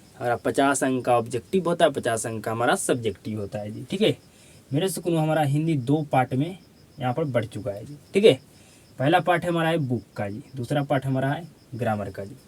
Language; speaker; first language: Hindi; native; Hindi